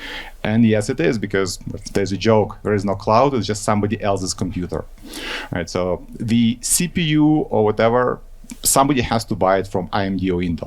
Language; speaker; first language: English; non-native, fluent; Ukrainian